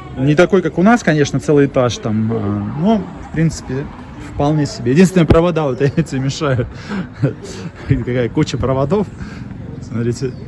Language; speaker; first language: Russian; native; Russian